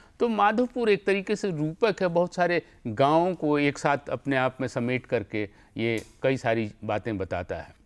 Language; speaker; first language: Hindi; native; Hindi